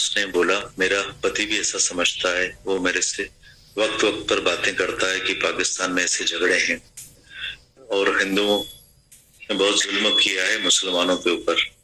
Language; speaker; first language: Hindi; non-native, local second language; Sindhi